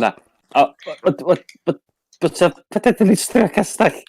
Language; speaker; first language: Welsh; native; Welsh